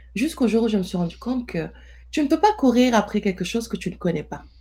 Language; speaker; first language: French; non-native, local second language; Wolof